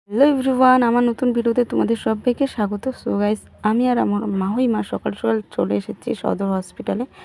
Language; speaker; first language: Bangla; non-native, local second language; Rangpuri